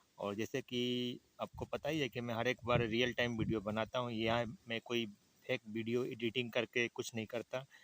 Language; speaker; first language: Hindi; native; Hindi